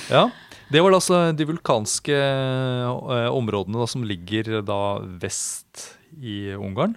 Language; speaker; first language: Norwegian; native; Norwegian